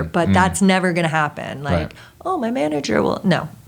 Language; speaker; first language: English; native; English